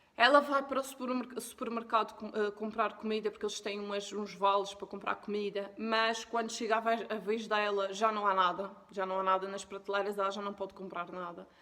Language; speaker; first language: Portuguese; native; Portuguese